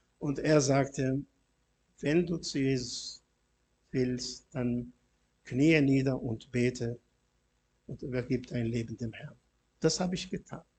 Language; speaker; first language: German; non-native, fluent; Arabic